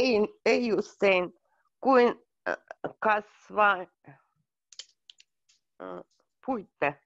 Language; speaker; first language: Finnish; non-native, learner; Russian